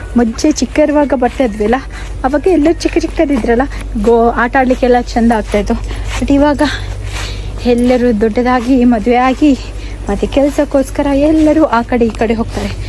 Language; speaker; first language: Kannada; non-native, local second language; Tulu